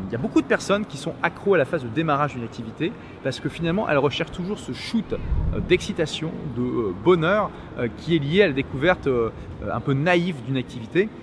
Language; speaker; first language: French; native; French